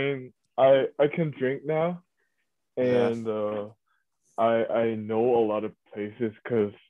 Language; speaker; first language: English; early bilingual, other home language; Korean